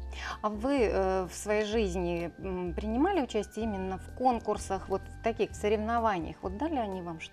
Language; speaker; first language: Russian; native; Russian